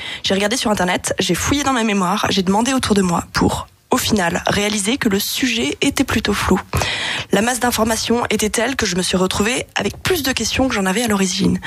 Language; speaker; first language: French; native; French